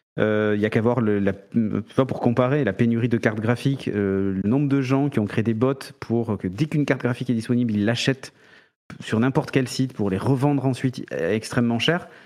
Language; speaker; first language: French; native; French